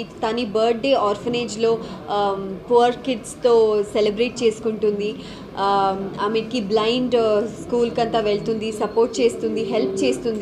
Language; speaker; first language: Telugu; non-native, local second language; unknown